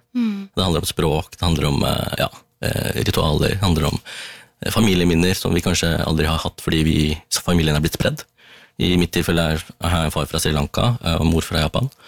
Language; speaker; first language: Norwegian; early bilingual, other home language; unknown